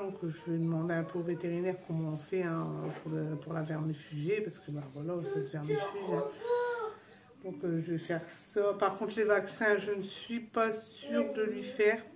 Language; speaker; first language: French; native; French